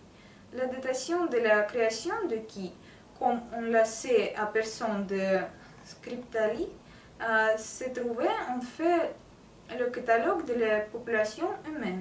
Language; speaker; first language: French; non-native, learner; Russian